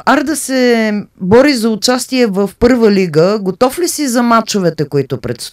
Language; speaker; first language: Bulgarian; native; Bulgarian